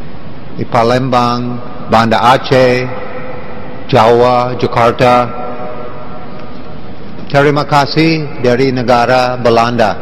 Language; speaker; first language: Indonesian; non-native, learner; English